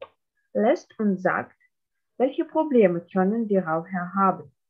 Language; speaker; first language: German; non-native, fluent; Russian